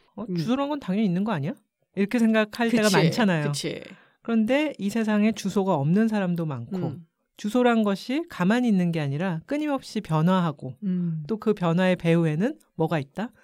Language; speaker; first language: Korean; native; Korean